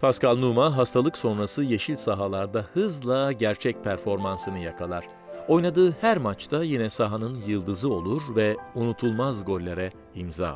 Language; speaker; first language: Turkish; native; Turkish